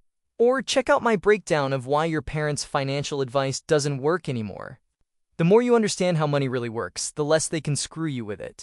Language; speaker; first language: English; native; English